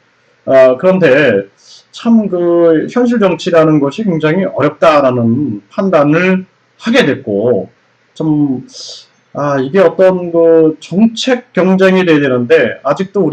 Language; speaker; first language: Korean; native; Korean